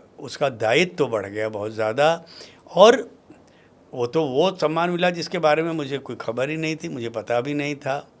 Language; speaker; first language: Hindi; non-native, local second language; Bhojpuri